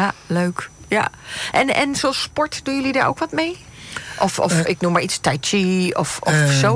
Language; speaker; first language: Dutch; native; Dutch